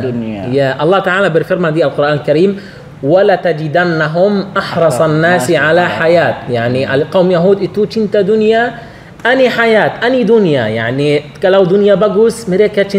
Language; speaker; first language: Indonesian; non-native, learner; Arabic